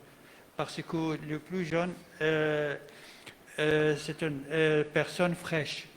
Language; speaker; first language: French; non-native, learner; Arabic